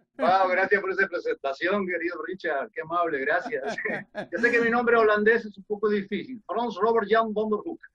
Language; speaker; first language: Spanish; early bilingual, other home language; Dutch